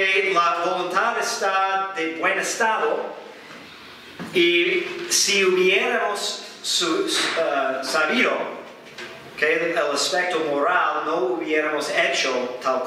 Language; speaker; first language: Spanish; non-native, fluent; English